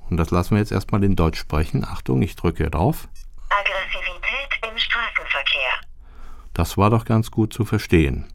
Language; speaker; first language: German; native; German